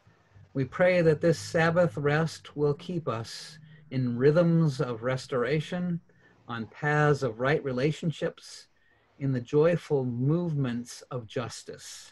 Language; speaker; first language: English; native; English